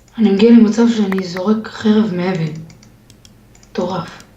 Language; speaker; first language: Hebrew; native; Hebrew